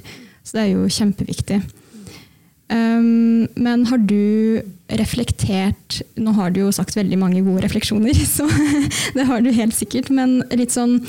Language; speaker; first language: Norwegian; native; Norwegian